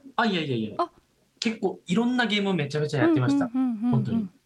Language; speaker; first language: Japanese; non-native, fluent; Korean